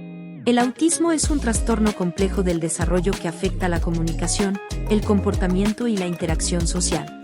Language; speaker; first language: Spanish; native; Spanish